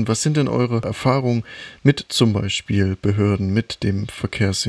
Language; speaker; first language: German; native; German